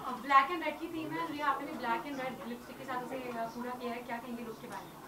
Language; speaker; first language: Hindi; native; Hindi